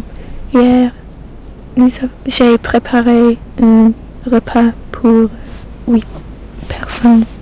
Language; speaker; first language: French; non-native, learner; English